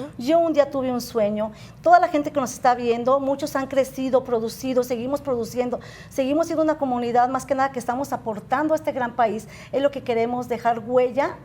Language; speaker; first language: Spanish; native; Spanish